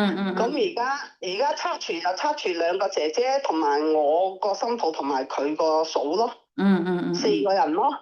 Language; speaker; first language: Cantonese; native; Cantonese